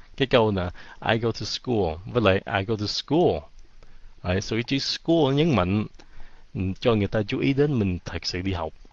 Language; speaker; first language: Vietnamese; early bilingual, heritage; Vietnamese